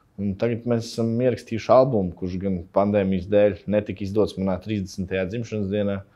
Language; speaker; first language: Latvian; native; Latvian